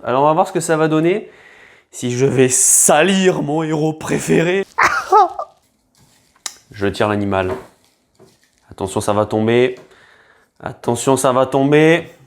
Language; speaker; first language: French; native; French